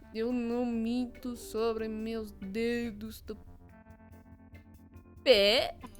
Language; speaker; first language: Portuguese; non-native, learner; English